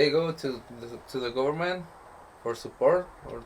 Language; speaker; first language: English; non-native, learner; Spanish